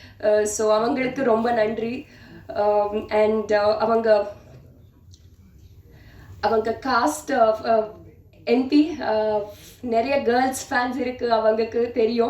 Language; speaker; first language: Tamil; non-native, learner; Telugu